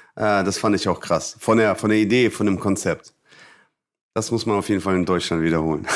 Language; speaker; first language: German; non-native, fluent; Russian